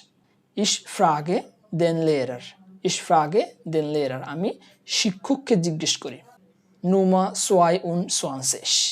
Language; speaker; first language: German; non-native, learner; Bangla